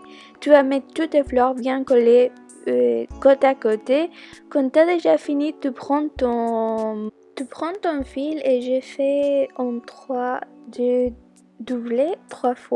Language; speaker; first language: French; non-native, learner; Spanish